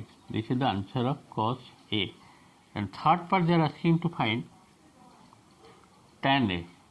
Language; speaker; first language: English; non-native, local second language; Bangla